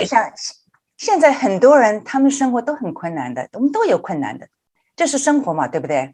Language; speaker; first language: Chinese; early bilingual, heritage; Chinese